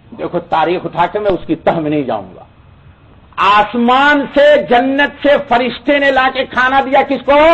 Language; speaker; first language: Urdu; non-native, local second language; Bhojpuri